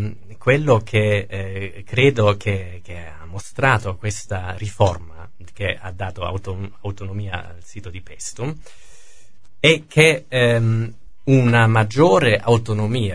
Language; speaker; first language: Italian; non-native, fluent; German